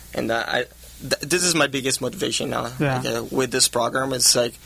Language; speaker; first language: English; non-native, fluent; Portuguese